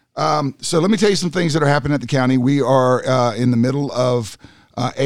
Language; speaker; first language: English; native; English